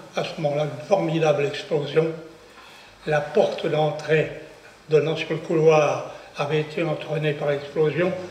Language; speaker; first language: French; native; French